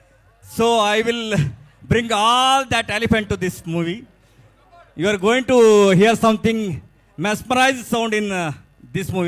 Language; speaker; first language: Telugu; non-native, learner; Kannada